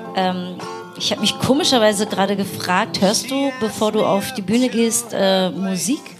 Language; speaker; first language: German; early bilingual, other home language; Persian